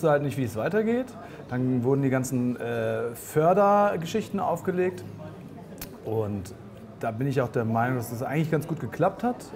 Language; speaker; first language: German; native; German